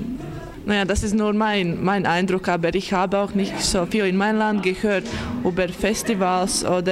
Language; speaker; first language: German; non-native, learner; Latvian